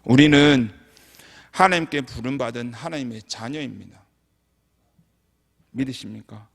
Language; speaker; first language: Korean; native; Korean